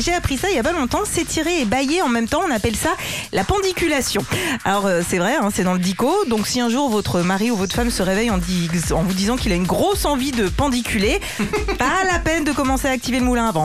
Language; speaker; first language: French; native; French